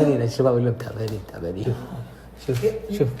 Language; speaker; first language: Arabic; native; Arabic